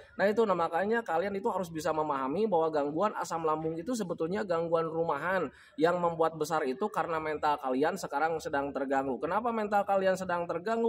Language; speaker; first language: Indonesian; native; Indonesian